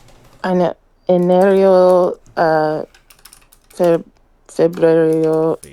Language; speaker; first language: Spanish; non-native, learner; English